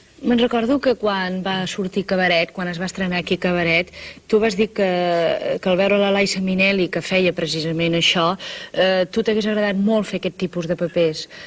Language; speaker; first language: Catalan; native; Catalan